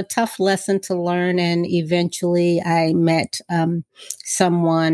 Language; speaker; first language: English; native; English